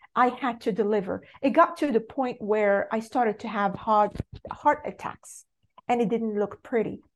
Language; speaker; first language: English; non-native, fluent; Arabic